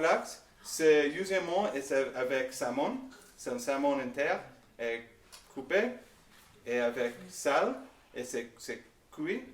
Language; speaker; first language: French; non-native, learner; English